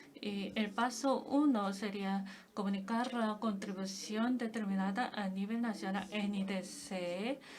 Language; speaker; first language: Spanish; non-native, fluent; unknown